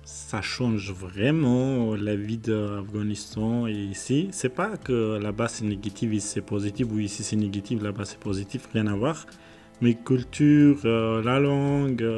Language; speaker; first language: French; non-native, learner; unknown